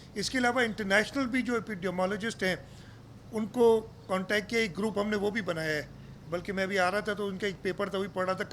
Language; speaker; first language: Urdu; non-native, local second language; Sindhi